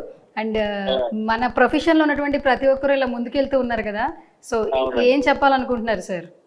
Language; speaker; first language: Telugu; native; Telugu